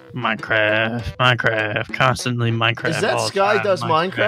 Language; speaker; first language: English; native; English